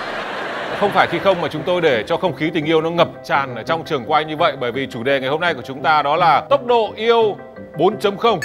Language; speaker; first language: Vietnamese; native; Vietnamese